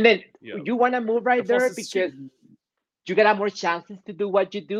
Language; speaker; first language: English; non-native, fluent; Spanish